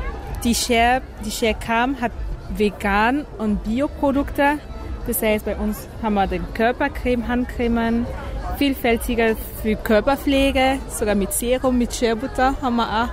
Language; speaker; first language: German; non-native, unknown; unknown